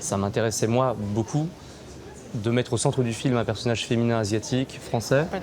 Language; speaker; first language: French; native; French